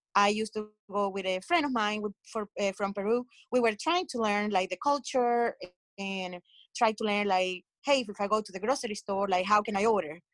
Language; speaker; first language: English; non-native, fluent; Spanish